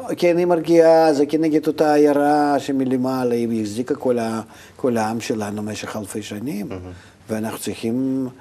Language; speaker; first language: Hebrew; non-native, fluent; Russian